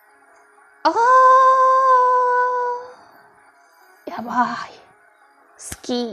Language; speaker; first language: Japanese; non-native, fluent; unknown